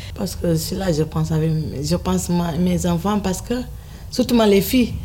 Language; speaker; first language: French; non-native, local second language; Fula